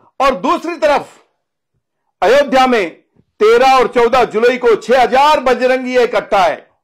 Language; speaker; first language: Hindi; non-native, local second language; Marathi